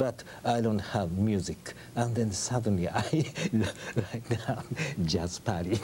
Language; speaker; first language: English; non-native, learner; Japanese